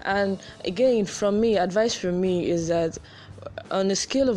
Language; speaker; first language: English; non-native, local second language; Igbo